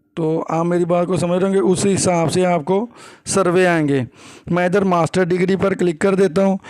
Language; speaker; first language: Urdu; native; Urdu